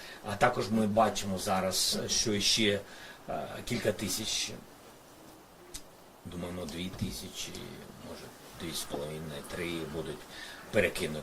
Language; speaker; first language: Ukrainian; non-native, local second language; Russian